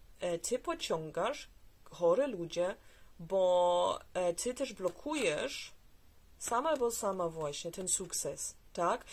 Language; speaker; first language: Polish; early bilingual, heritage; Polish